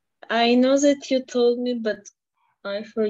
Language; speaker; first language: English; non-native, fluent; Ukrainian